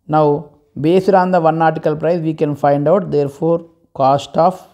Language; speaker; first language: English; non-native, local second language; Telugu